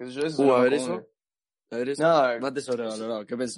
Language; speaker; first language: Spanish; native; Spanish